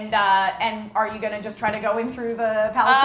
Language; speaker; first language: English; native; English